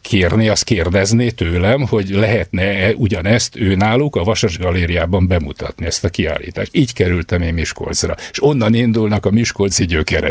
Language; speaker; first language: Hungarian; native; Hungarian